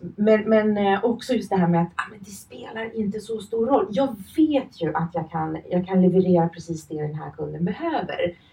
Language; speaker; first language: Swedish; early bilingual, other home language; Finnish